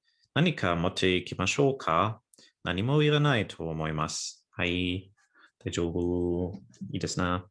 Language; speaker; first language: Japanese; non-native, fluent; English